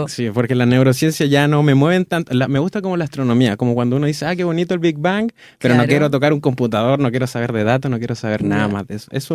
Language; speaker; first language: Spanish; native; Spanish